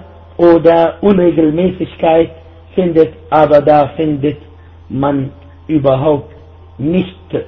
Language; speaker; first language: German; non-native, fluent; Arabic